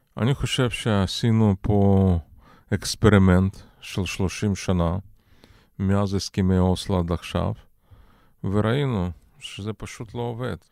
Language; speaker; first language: Hebrew; non-native, fluent; Russian